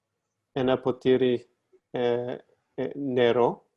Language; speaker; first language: Greek; non-native, learner; English